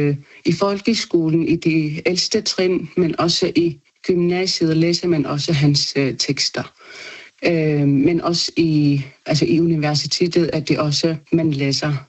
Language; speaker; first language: Danish; non-native, local second language; Kalaallisut